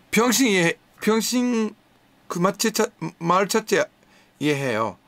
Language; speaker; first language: Korean; non-native, learner; English